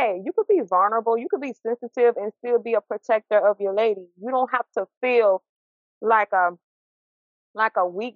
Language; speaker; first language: English; native; English